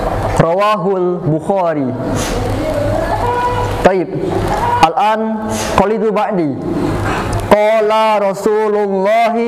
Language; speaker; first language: Arabic; non-native, learner; Indonesian